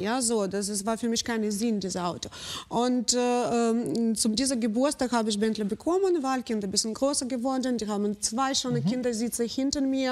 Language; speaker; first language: German; non-native, fluent; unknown